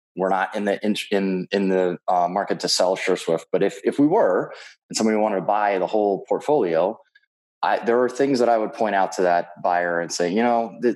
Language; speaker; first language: English; native; English